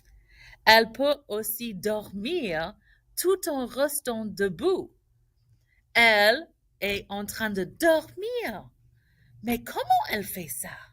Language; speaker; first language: French; non-native, fluent; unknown